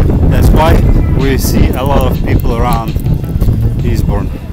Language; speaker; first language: English; non-native, fluent; Ukrainian